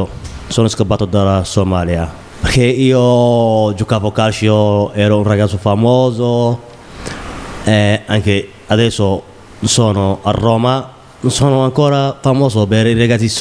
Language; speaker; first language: Italian; non-native, learner; Somali